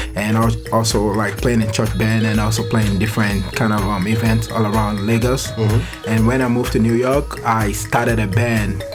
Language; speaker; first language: English; non-native, local second language; Yoruba